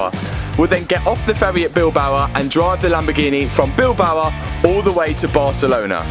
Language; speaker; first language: English; native; English